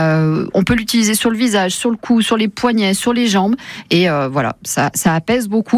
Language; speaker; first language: French; native; French